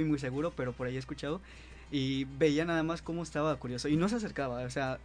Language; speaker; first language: Spanish; native; Spanish